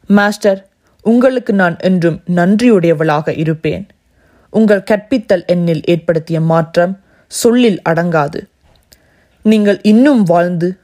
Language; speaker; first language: Tamil; early bilingual, heritage; Tamil